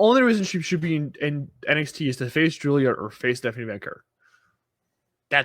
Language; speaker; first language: English; native; English